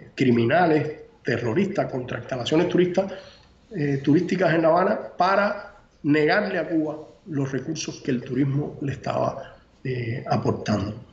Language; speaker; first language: Spanish; native; Spanish